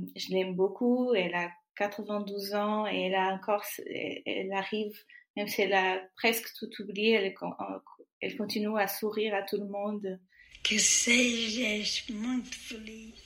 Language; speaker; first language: French; non-native, fluent; Portuguese